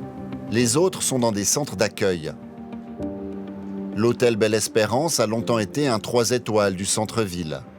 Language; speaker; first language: French; native; French